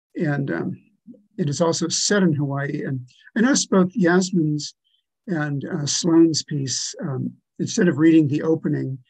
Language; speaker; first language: English; native; English